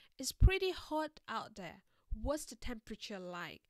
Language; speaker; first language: English; non-native, local second language; Chinese